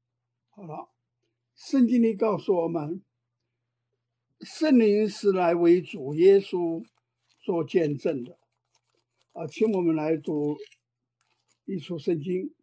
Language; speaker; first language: Chinese; native; Chinese